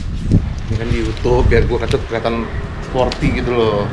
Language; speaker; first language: Indonesian; native; Indonesian